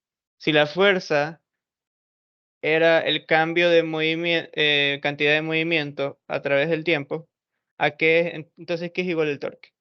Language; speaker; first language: Spanish; native; Spanish